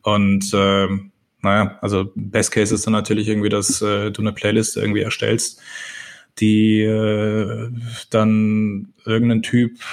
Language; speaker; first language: German; native; German